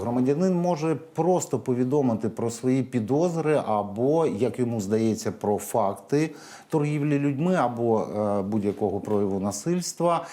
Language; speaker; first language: Ukrainian; native; Ukrainian